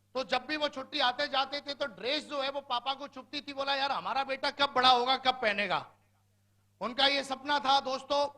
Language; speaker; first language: Hindi; native; Hindi